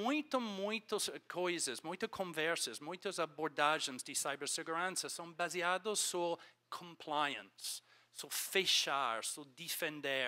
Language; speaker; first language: Portuguese; non-native, fluent; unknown